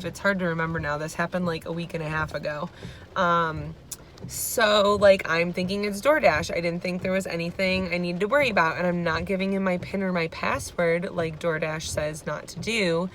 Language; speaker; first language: English; native; English